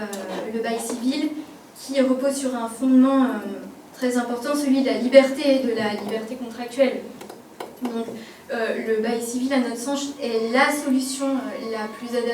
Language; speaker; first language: French; native; French